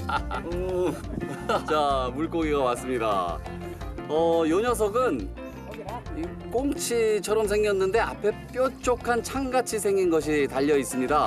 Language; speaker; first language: Korean; native; Korean